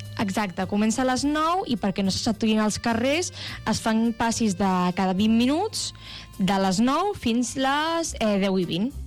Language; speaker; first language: Catalan; native; Catalan